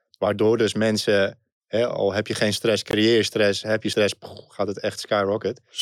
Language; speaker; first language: Dutch; native; Dutch